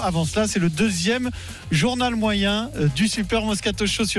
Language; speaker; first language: French; native; French